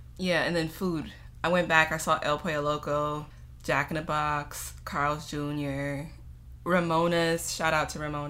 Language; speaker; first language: English; native; English